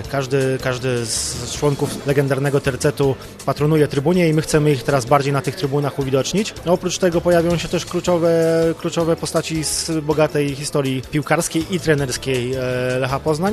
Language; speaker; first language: Polish; native; Polish